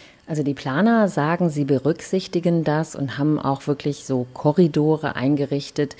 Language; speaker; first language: German; native; German